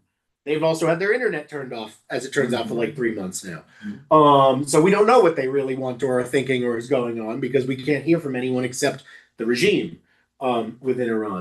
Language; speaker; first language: English; native; English